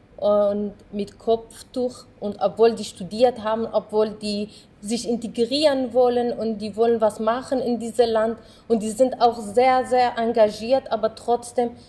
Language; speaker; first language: German; non-native, fluent; Arabic